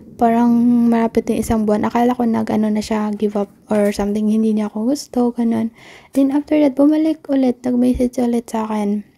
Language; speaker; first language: Filipino; non-native, local second language; Cebuano